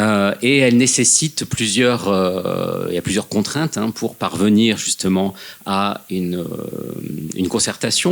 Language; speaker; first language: French; native; French